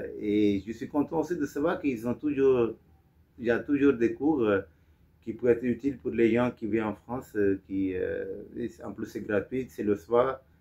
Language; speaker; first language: French; non-native, fluent; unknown